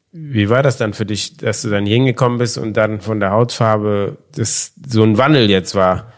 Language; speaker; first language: German; early bilingual, other home language; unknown